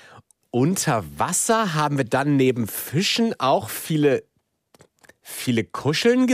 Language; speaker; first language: German; native; German